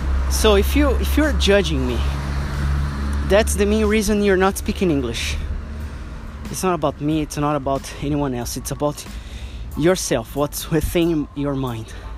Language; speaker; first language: English; non-native, fluent; Portuguese